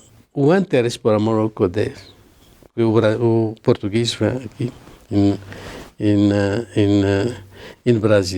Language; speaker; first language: Portuguese; non-native, learner; Arabic